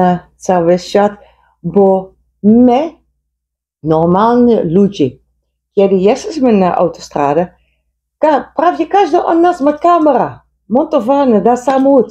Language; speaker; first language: Polish; non-native, learner; Dutch